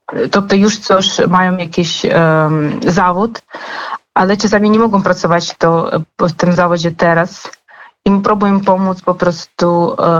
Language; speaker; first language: Polish; non-native, fluent; Ukrainian